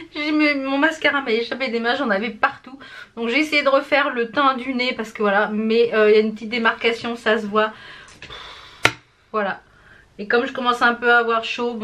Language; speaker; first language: French; native; French